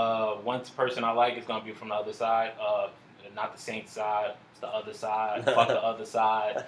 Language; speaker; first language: English; native; English